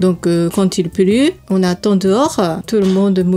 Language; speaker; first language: French; non-native, learner; Japanese